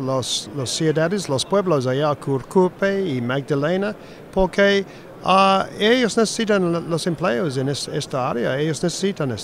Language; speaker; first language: Spanish; non-native, fluent; English